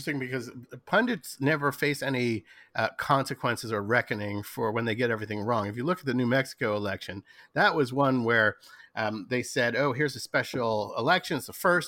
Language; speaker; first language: English; native; English